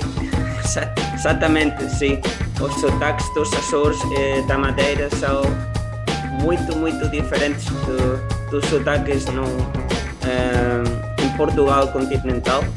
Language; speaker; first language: Portuguese; non-native, learner; Spanish